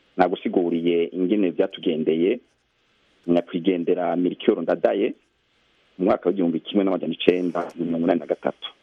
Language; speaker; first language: Rundi; native; Rundi